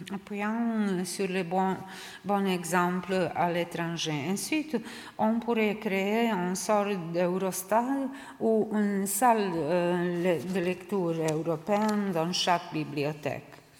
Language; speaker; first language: French; non-native, learner; Serbian